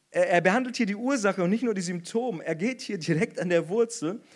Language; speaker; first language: German; non-native, fluent; Portuguese